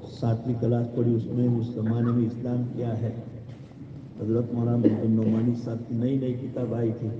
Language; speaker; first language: Urdu; non-native, local second language; Gujarati